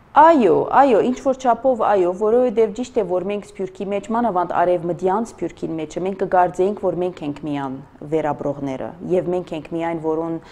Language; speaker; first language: Armenian; early bilingual, heritage; Armenian